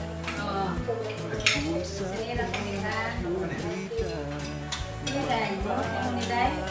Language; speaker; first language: Filipino; non-native, local second language; Cebuano